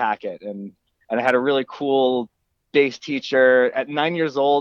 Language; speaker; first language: English; native; English